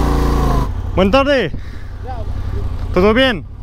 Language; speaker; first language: Spanish; non-native, learner; French